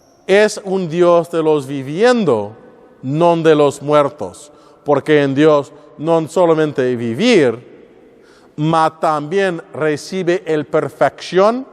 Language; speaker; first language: Spanish; non-native, learner; English